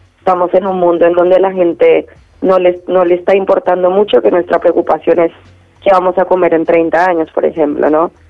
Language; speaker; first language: Spanish; native; Spanish